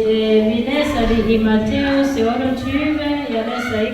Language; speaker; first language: Danish; non-native, learner; Kinyarwanda